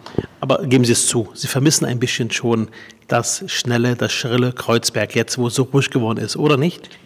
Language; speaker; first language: German; early bilingual, other home language; Arabic